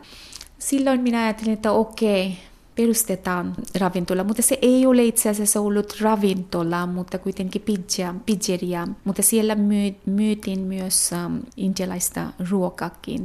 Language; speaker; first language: Finnish; non-native, fluent; Bangla